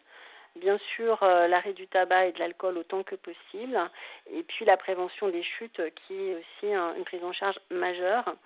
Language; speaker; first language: French; native; French